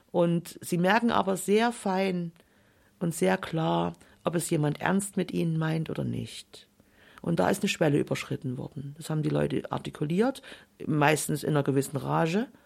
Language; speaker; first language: German; native; German